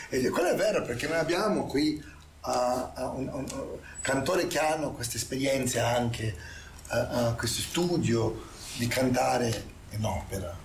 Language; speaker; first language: Italian; non-native, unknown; Portuguese